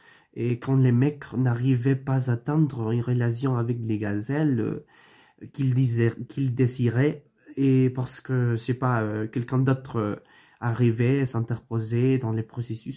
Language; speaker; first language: French; non-native, learner; Spanish